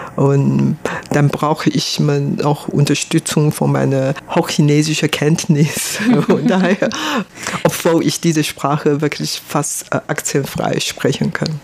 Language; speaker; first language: German; non-native, fluent; Hakka Chinese